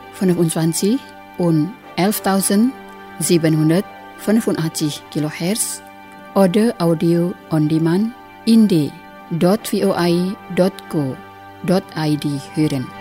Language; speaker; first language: German; non-native, fluent; Indonesian